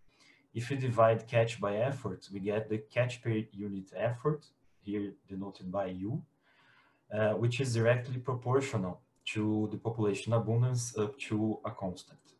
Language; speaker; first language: English; non-native, fluent; Portuguese